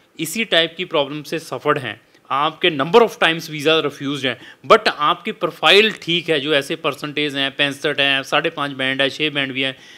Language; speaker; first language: Hindi; non-native, local second language; Punjabi